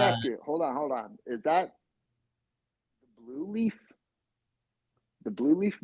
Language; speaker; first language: English; native; English